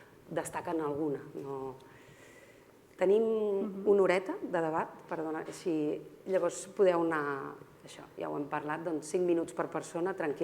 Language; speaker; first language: Catalan; native; Catalan